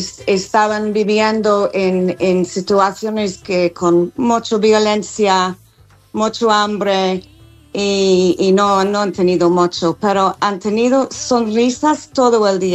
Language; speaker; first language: Spanish; non-native, learner; English